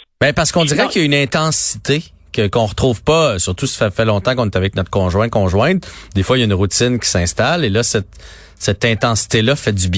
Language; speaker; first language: French; native; French